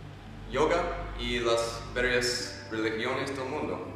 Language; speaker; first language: Spanish; non-native, fluent; English